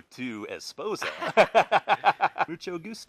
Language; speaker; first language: Spanish; non-native, learner; English